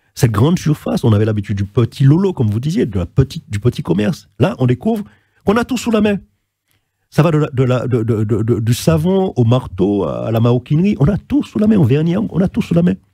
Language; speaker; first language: French; native; French